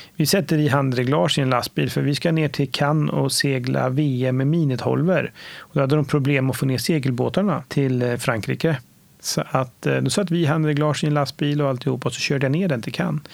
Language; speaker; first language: Swedish; native; Swedish